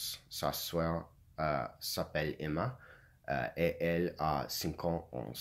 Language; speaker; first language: French; non-native, learner; English